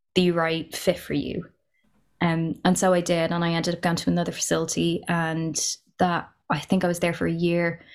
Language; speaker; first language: English; native; English